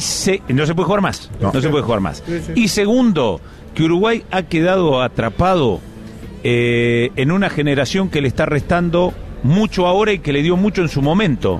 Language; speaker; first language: Spanish; native; Spanish